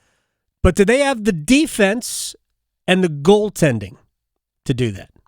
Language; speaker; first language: English; native; English